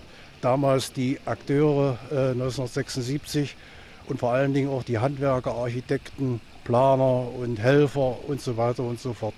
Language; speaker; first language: German; native; German